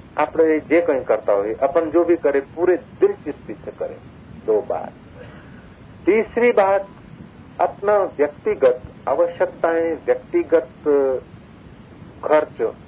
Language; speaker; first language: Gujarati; non-native, local second language; Sindhi